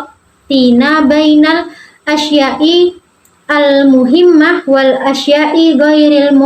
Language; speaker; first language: Arabic; non-native, learner; Indonesian